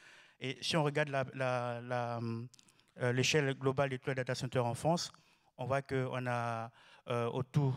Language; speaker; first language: French; native; French